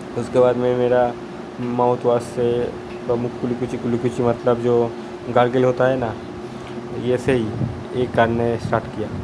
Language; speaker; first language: Hindi; non-native, local second language; Bangla